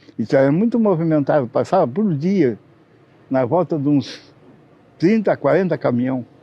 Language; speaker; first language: Portuguese; non-native, local second language; Low German